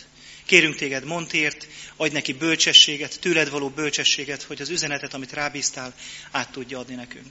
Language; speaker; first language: Hungarian; native; Hungarian